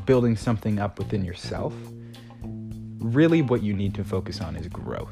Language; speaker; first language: English; native; English